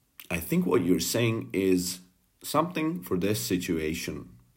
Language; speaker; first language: English; non-native, fluent; Czech